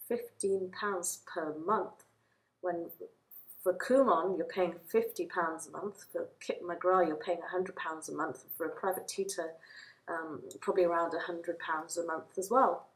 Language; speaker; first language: English; native; English